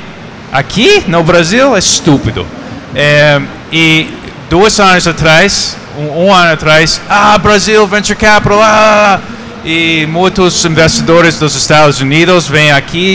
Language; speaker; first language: Portuguese; non-native, fluent; English